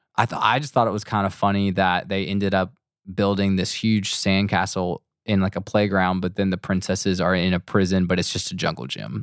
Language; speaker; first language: English; native; English